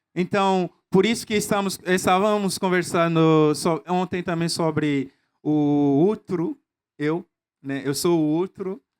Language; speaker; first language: Portuguese; non-native, fluent; Mossi